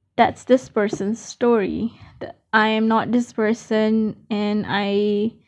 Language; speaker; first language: English; non-native, local second language; Malay